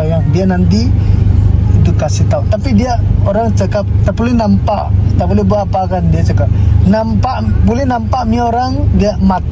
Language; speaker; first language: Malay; non-native, learner; Tedim Chin